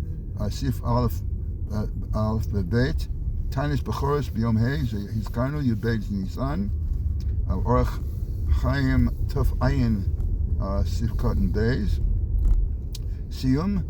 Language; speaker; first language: Hebrew; non-native, fluent; English